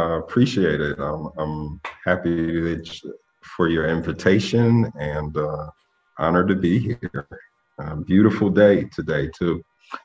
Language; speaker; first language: English; native; English